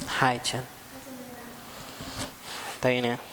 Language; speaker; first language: Vietnamese; non-native, learner; Hindi